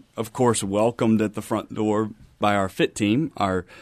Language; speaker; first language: English; native; English